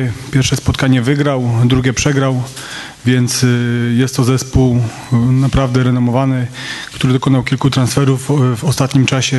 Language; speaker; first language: Polish; native; Polish